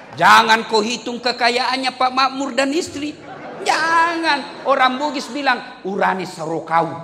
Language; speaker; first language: Indonesian; non-native, local second language; Buginese